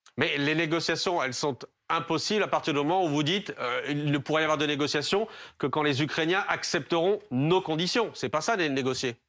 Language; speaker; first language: French; native; French